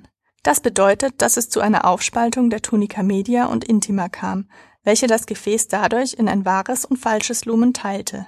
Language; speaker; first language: German; native; German